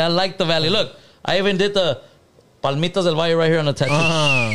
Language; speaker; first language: English; early bilingual, other home language; Spanish